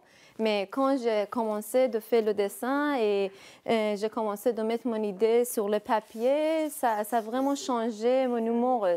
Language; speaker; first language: French; non-native, learner; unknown